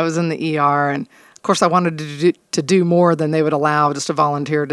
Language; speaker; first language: English; native; English